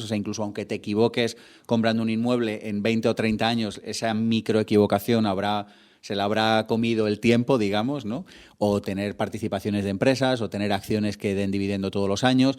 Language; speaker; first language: Spanish; native; Spanish